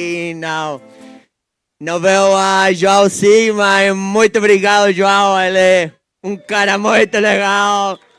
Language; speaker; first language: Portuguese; non-native, learner; Spanish